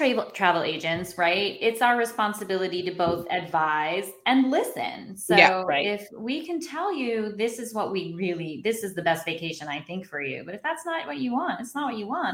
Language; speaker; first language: English; native; English